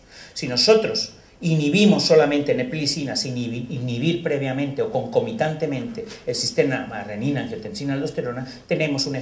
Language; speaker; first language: Spanish; native; Spanish